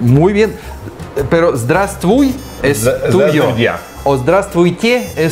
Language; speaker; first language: Spanish; non-native, fluent; Russian